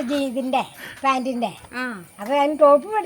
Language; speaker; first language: Malayalam; native; Malayalam